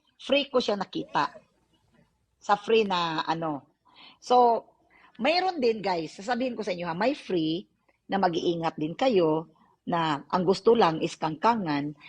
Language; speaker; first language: Filipino; non-native, local second language; Cebuano